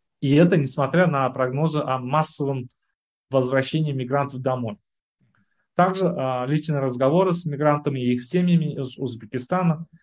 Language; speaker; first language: Russian; non-native, local second language; Uzbek